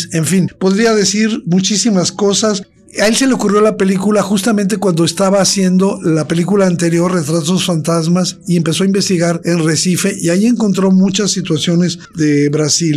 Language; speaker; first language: Spanish; native; Spanish